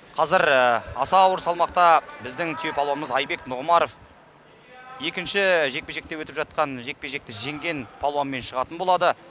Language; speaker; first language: Kazakh; native; Kazakh